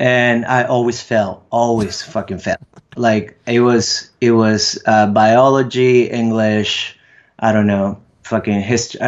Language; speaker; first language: English; non-native, fluent; Spanish